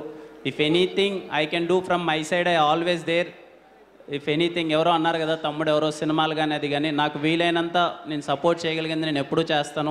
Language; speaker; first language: Telugu; native; Telugu